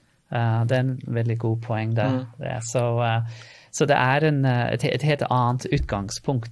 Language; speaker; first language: Norwegian; non-native, fluent; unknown